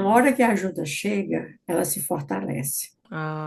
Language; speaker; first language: Portuguese; native; Portuguese